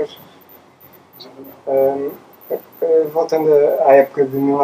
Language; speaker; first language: Portuguese; native; Portuguese